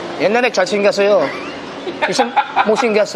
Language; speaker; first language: Korean; non-native, learner; Filipino